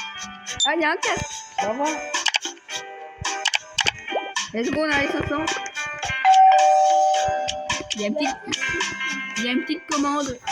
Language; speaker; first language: French; native; French